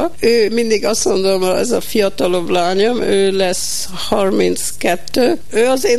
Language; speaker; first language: Hungarian; early bilingual, heritage; Hungarian